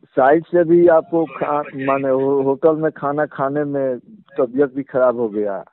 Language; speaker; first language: Hindi; native; Hindi